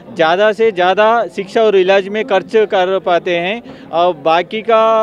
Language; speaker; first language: Hindi; non-native, local second language; Telugu